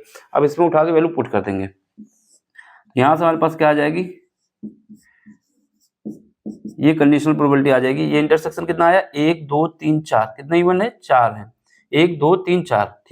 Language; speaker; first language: Hindi; native; Hindi